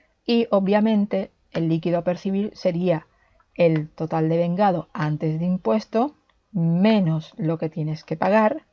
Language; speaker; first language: Spanish; native; Spanish